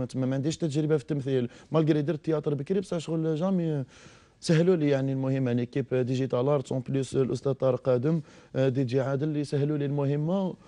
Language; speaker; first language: Arabic; native; Arabic